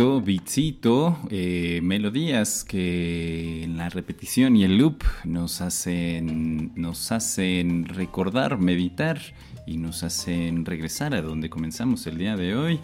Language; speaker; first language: Spanish; native; Spanish